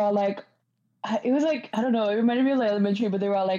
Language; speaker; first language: English; non-native, fluent; Spanish